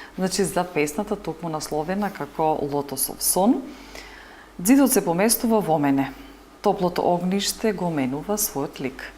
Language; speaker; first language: Macedonian; native; Macedonian